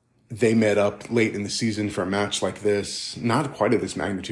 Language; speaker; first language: English; early bilingual, other home language; Greek